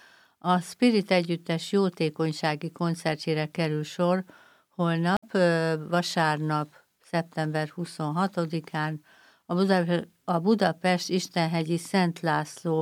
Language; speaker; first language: Hungarian; native; Hungarian